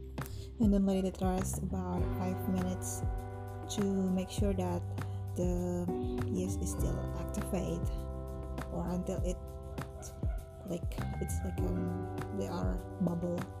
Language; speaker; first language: English; non-native, learner; Indonesian